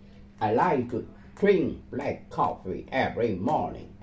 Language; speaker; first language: English; non-native, learner; Vietnamese